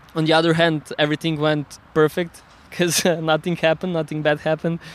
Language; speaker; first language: English; non-native, fluent; Slovenian